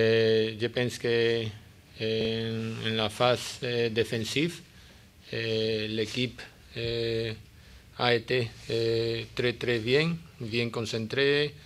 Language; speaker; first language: French; non-native, learner; Spanish